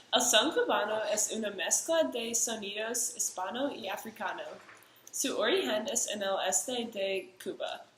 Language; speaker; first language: Spanish; non-native, learner; English